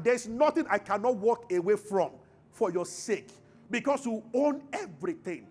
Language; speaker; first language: English; non-native, local second language; Yoruba